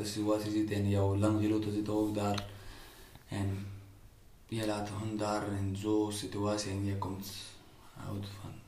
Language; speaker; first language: Dutch; non-native, learner; Pashto